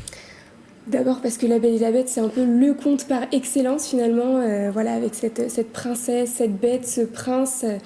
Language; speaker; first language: French; native; French